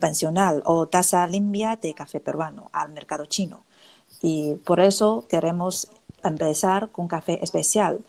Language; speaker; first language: Spanish; non-native, fluent; Chinese